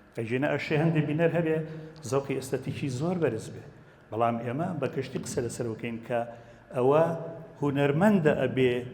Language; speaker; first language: Central Kurdish; native; Central Kurdish